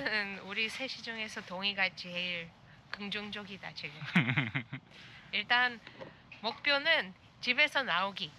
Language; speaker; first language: Korean; non-native, fluent; Russian